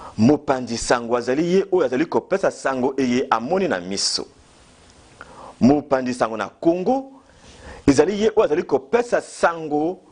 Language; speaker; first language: Lingala; native; Lingala